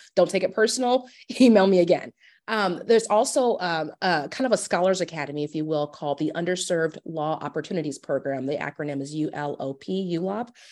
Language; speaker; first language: English; native; English